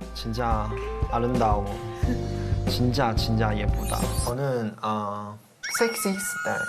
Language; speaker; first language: Korean; non-native, learner; Chinese